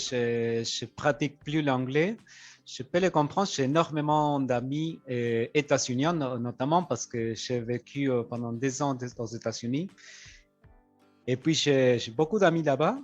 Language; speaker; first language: French; non-native, fluent; Spanish